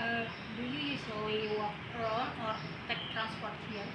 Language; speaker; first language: English; non-native, learner; Indonesian